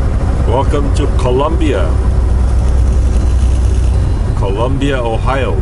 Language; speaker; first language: English; native; English